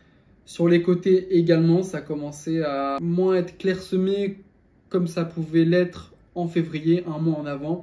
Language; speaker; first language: French; native; French